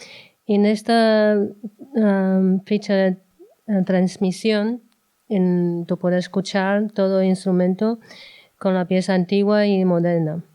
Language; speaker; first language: Spanish; non-native, learner; Chinese